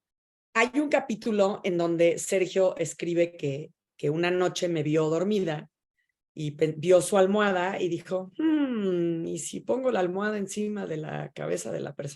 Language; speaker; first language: Spanish; native; Spanish